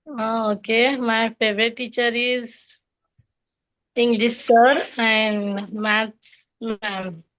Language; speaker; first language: English; non-native, learner; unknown